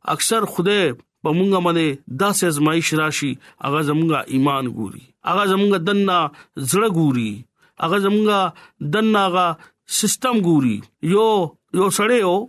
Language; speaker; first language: Pashto; non-native, local second language; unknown